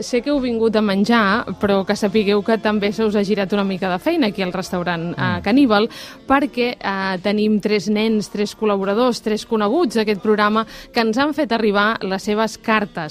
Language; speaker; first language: Catalan; native; Catalan